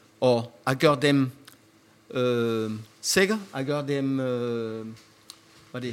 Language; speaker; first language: Danish; non-native, fluent; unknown